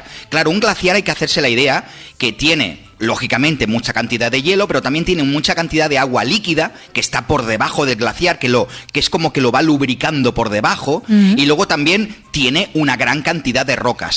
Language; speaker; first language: Spanish; native; Spanish